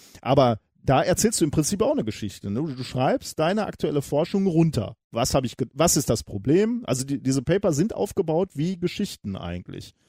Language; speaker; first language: German; native; German